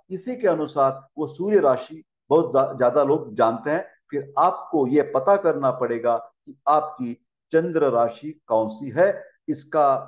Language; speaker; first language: Hindi; non-native, local second language; Marathi